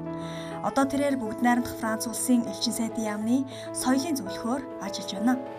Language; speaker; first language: Mongolian; native; Mongolian